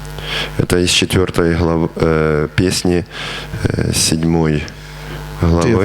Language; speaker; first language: Russian; native; Russian